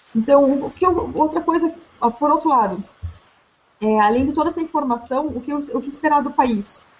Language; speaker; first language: Portuguese; native; Portuguese